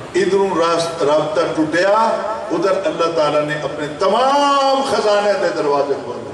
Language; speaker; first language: Urdu; non-native, local second language; Saraiki